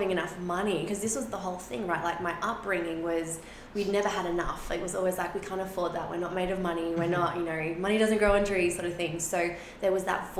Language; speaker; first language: English; non-native, local second language; Spanish